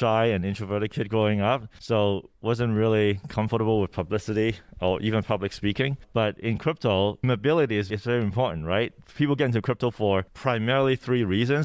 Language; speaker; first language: English; early bilingual, other home language; Cantonese